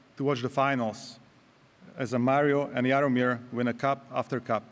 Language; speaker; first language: English; non-native, fluent; Slovak